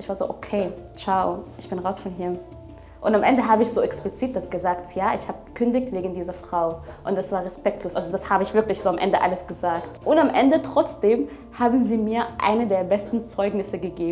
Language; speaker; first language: German; non-native, fluent; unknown